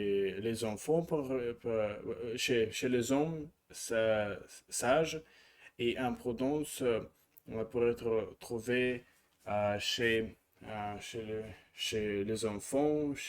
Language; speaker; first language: French; non-native, learner; Russian